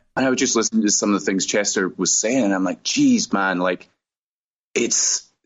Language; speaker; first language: English; native; English